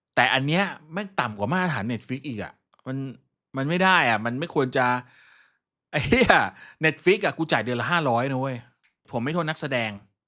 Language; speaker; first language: Thai; native; Thai